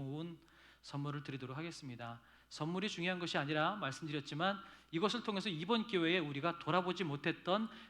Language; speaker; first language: Korean; native; Korean